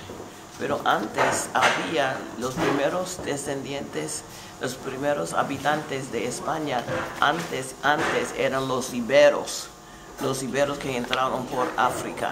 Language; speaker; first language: Spanish; non-native, fluent; English